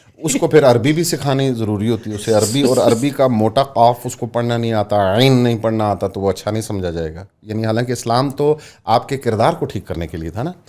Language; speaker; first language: Urdu; non-native, local second language; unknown